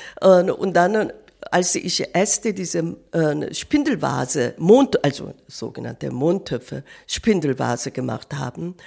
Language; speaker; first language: German; non-native, learner; Korean